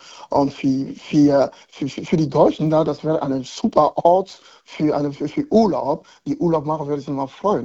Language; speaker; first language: German; non-native, learner; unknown